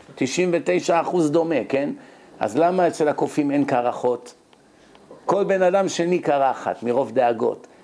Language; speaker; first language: Hebrew; native; Hebrew